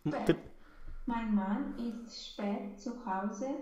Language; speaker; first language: German; non-native, learner; Romanian